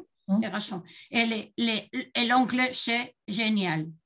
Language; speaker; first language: French; non-native, fluent; Spanish